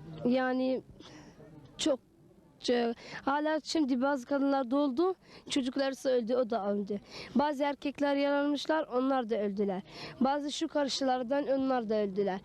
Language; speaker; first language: Turkish; non-native, learner; Kurdish